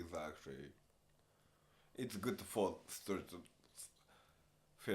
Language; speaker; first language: English; non-native, learner; Japanese